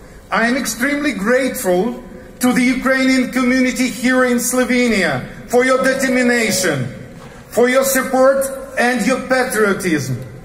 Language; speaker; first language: English; non-native, fluent; Ukrainian